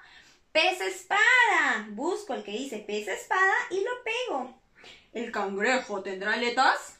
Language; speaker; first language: Spanish; native; Spanish